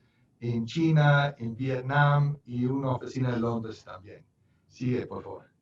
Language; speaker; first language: Spanish; non-native, fluent; English